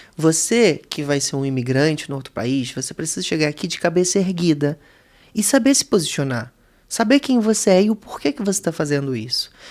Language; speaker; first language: Portuguese; native; Portuguese